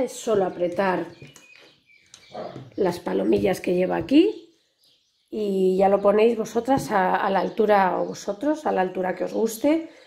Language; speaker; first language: Spanish; native; Spanish